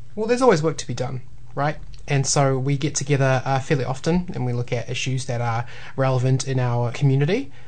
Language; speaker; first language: English; native; English